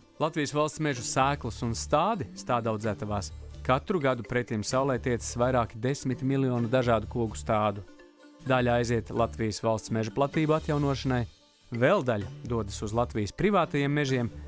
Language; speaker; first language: Latvian; native; Latvian